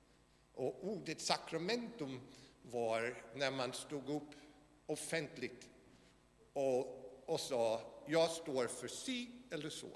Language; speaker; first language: Swedish; non-native, fluent; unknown